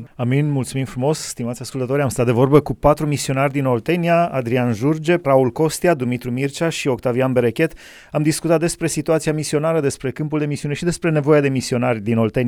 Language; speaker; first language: Romanian; native; Romanian